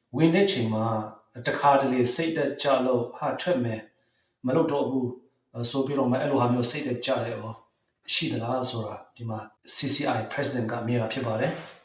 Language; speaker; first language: Burmese; non-native, local second language; Hakha Chin